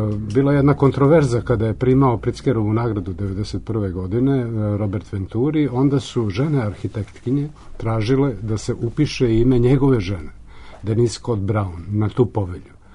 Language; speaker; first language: Serbian; native; Serbian